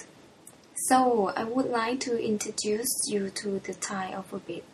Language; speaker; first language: English; non-native, fluent; Thai